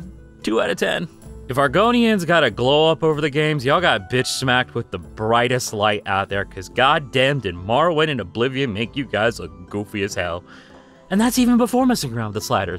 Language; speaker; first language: English; native; English